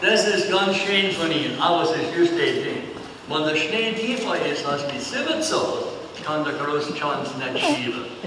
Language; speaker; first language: German; early bilingual, heritage; English